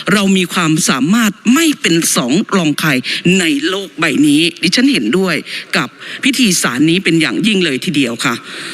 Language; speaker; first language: Thai; native; Thai